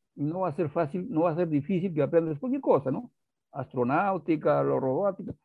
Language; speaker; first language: Spanish; native; Spanish